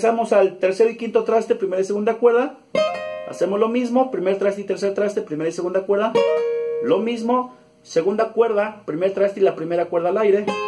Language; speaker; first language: Spanish; native; Spanish